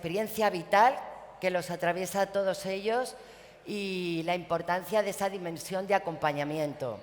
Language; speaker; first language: Spanish; native; Spanish